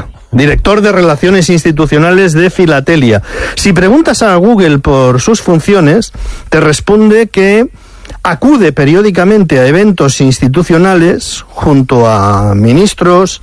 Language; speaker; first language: Spanish; native; Spanish